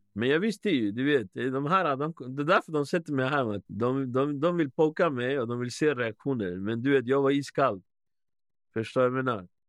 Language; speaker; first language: Swedish; early bilingual, other home language; Spanish